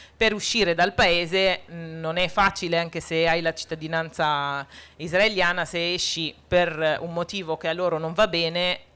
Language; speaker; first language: Italian; non-native, fluent; Arabic